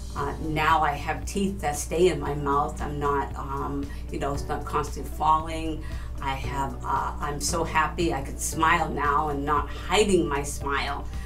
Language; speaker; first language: English; native; English